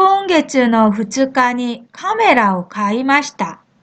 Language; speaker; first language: Japanese; non-native, fluent; Korean